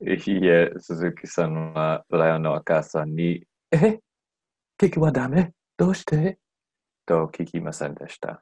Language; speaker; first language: Japanese; non-native, learner; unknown